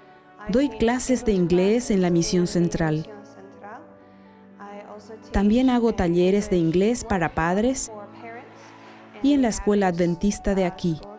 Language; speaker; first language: Spanish; non-native, fluent; English